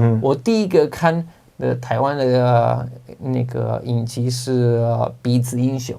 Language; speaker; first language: Chinese; non-native, fluent; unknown